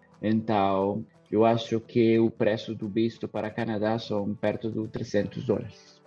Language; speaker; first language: Portuguese; non-native, fluent; Spanish